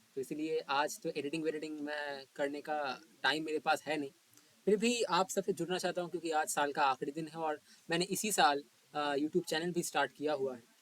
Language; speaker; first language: Hindi; non-native, local second language; Bangla